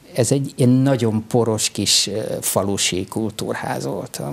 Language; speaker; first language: Hungarian; native; Hungarian